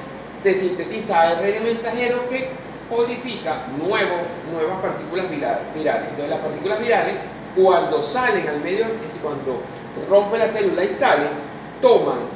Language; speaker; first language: Spanish; native; Spanish